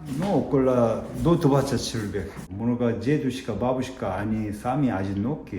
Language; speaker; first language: Russian; non-native, learner; Korean